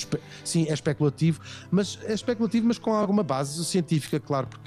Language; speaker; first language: Portuguese; native; Portuguese